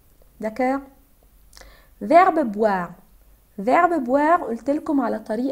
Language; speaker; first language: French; non-native, fluent; Arabic